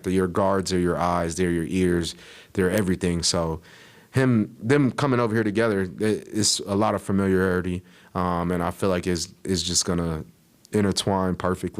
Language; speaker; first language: English; native; English